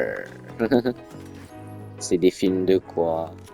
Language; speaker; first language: French; native; French